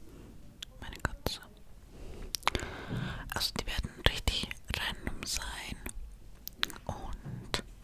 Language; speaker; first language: German; non-native, fluent; Estonian